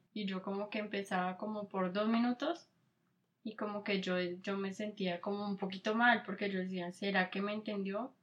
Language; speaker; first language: Spanish; native; Spanish